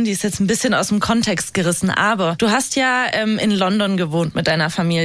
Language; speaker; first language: German; native; German